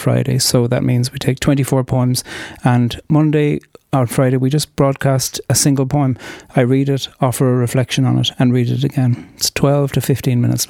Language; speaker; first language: English; non-native, local second language; Irish